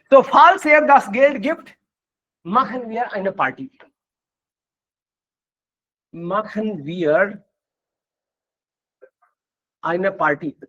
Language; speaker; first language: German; non-native, fluent; Hindi